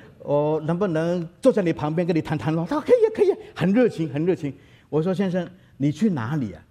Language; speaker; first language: Chinese; native; Chinese